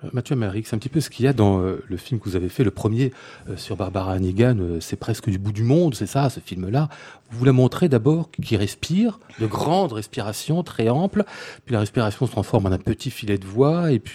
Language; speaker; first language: French; native; French